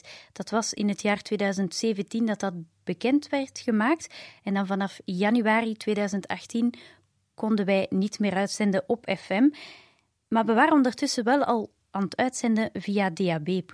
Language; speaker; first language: Dutch; native; Dutch